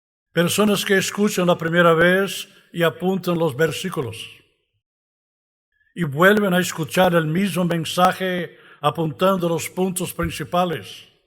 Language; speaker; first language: Spanish; non-native, fluent; Portuguese